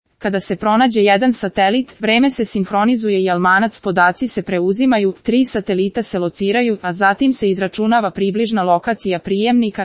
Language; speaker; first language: Croatian; native; Croatian